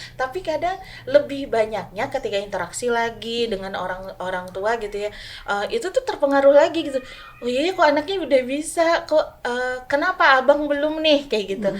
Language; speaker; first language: Indonesian; non-native, local second language; Sundanese